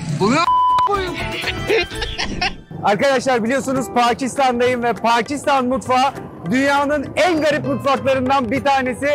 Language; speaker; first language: Turkish; native; Turkish